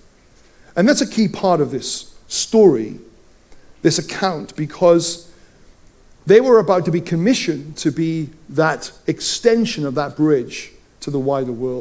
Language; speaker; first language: English; native; English